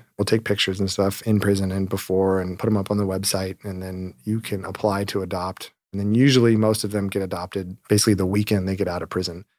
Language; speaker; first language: English; native; English